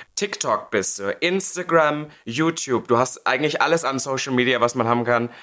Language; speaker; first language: German; native; German